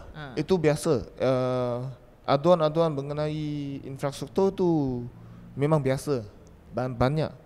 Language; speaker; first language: Malay; native; Malay